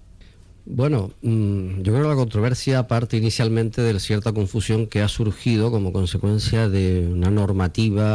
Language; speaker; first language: Spanish; native; Spanish